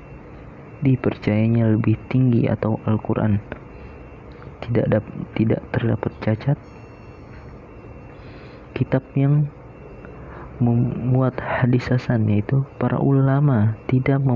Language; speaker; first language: Indonesian; native; Indonesian